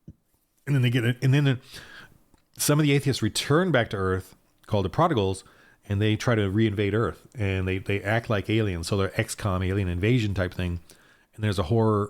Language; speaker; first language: English; native; English